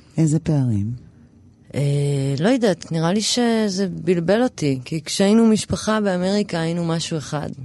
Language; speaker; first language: Hebrew; early bilingual, other home language; English